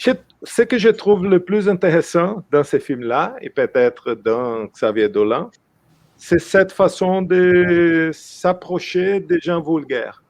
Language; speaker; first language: French; non-native, fluent; Portuguese